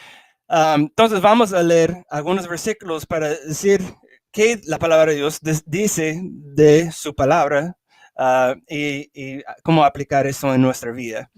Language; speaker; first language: Spanish; early bilingual, heritage; English